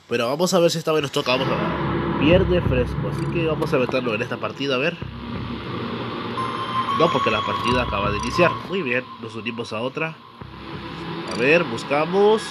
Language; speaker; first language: Spanish; native; Spanish